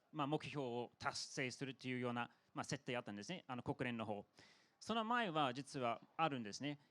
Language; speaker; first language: Japanese; non-native, fluent; English